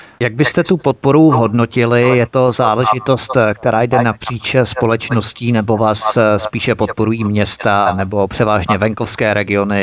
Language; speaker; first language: Czech; native; Czech